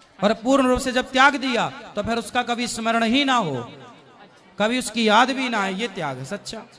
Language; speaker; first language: Hindi; native; Hindi